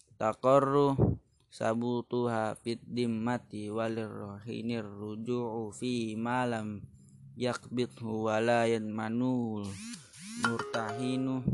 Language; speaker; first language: Arabic; non-native, learner; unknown